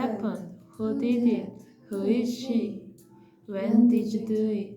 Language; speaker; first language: English; non-native, learner; Korean